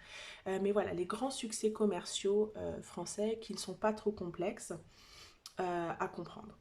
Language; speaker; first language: French; native; French